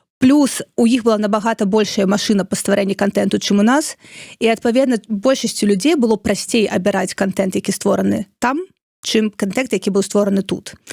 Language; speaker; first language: Belarusian; non-native, local second language; Russian